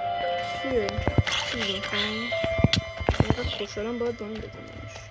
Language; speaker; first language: Persian; native; Persian